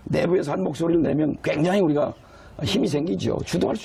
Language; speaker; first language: Korean; native; Korean